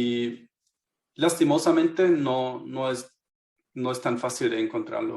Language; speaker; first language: Spanish; non-native, fluent; German